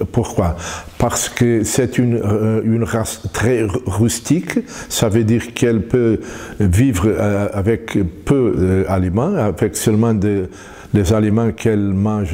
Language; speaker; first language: French; non-native, fluent; Portuguese